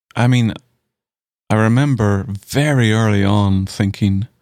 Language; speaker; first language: English; native; English